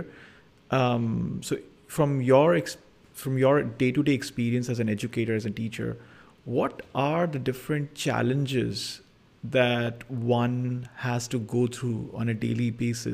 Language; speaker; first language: English; non-native, local second language; Hindi